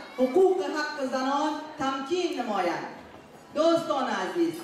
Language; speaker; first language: Persian; non-native, local second language; Uzbek